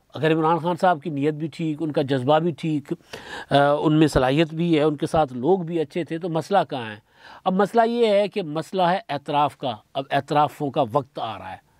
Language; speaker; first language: Urdu; non-native, local second language; Sindhi